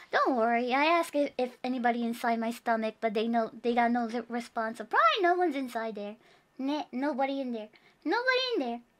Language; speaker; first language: English; non-native, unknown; Japanese